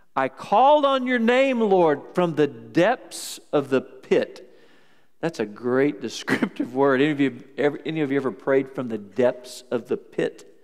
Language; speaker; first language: English; native; English